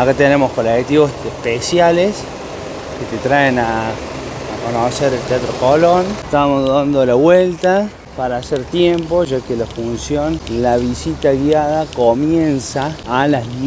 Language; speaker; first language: Spanish; native; Spanish